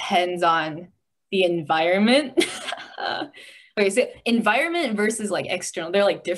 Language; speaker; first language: English; native; English